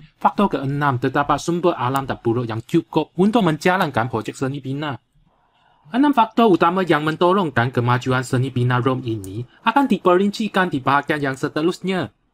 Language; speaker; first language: Malay; non-native, local second language; Chinese